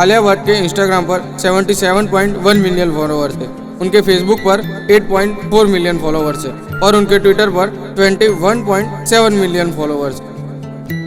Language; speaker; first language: Hindi; native; Hindi